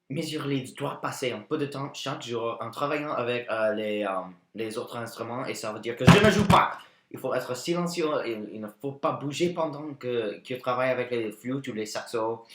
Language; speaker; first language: French; non-native, learner; English